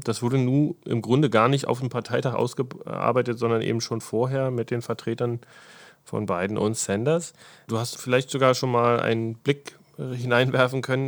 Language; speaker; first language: German; native; German